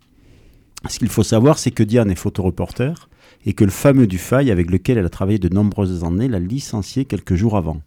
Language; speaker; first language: French; native; French